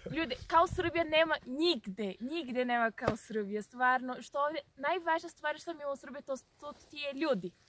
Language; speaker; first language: Serbian; non-native, fluent; Portuguese